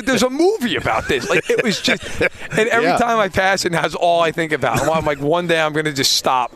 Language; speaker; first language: English; native; English